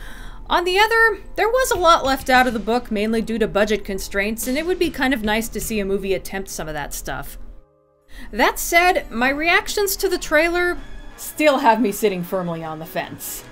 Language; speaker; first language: English; native; English